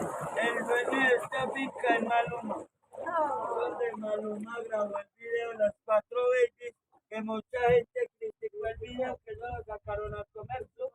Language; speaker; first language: Spanish; native; Spanish